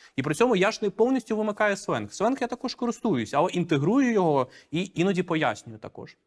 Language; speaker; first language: Ukrainian; non-native, local second language; Russian